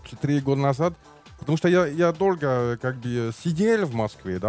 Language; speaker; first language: Russian; non-native, learner; French